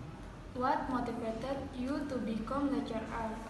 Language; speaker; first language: English; non-native, learner; Indonesian